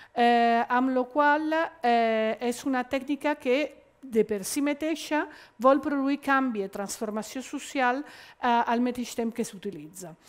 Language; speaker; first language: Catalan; non-native, fluent; Italian